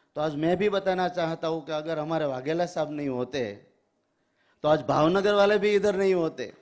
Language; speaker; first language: Hindi; non-native, local second language; Gujarati